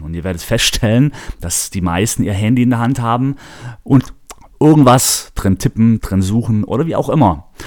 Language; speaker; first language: German; native; German